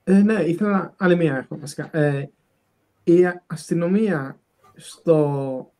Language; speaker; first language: Greek; early bilingual, other home language; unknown